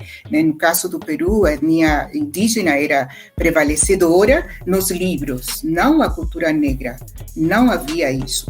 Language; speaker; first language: Portuguese; non-native, fluent; Spanish